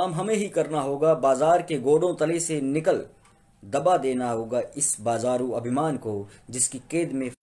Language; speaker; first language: Hindi; native; Hindi